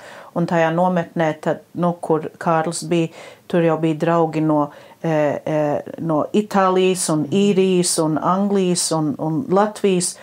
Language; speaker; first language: Latvian; early bilingual, heritage; Latvian